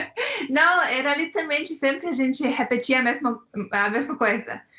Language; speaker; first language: Portuguese; non-native, fluent; Estonian